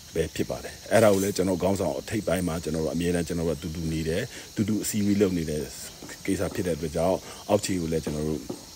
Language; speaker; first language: Burmese; non-native, local second language; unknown